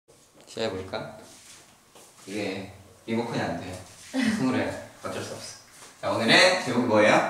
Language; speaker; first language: Korean; native; Korean